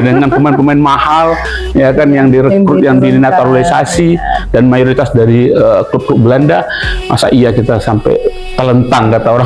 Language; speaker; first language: Indonesian; native; Indonesian